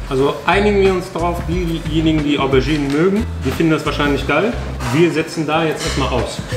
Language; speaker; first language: German; early bilingual, other home language; Persian